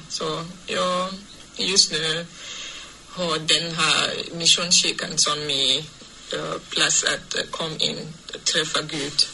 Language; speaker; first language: Swedish; non-native, fluent; English